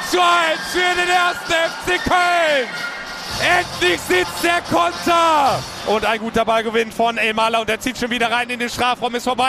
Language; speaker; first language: German; native; German